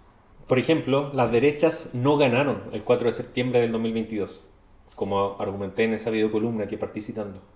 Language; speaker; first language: Spanish; native; Spanish